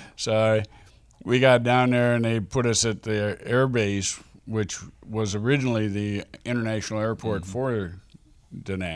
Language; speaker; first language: English; native; English